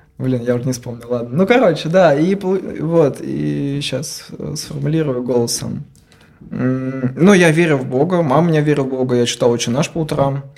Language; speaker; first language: Russian; native; Russian